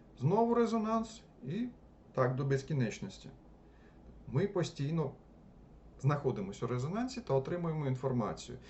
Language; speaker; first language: Ukrainian; non-native, local second language; Russian